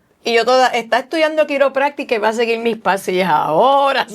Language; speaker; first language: Spanish; native; Spanish